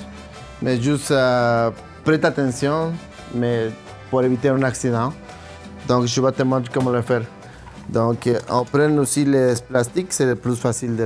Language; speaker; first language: French; non-native, learner; Spanish